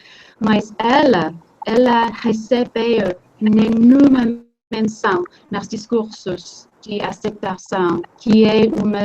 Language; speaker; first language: Portuguese; non-native, fluent; English